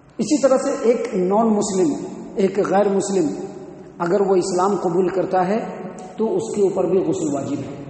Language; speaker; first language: Urdu; native; Urdu